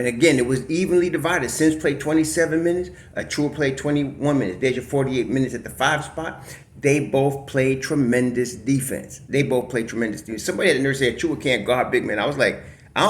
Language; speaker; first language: English; native; English